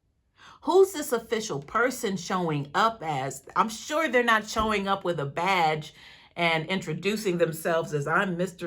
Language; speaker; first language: English; native; English